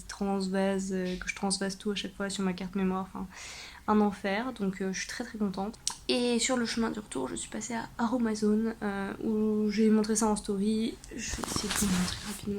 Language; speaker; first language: French; native; French